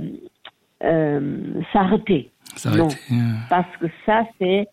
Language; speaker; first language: French; non-native, learner; Portuguese